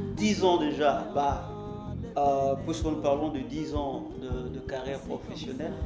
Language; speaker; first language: French; non-native, local second language; Lingala